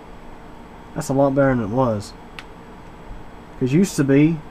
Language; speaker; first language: English; native; English